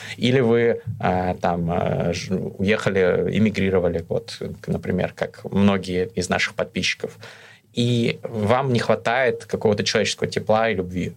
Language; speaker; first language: Russian; native; Russian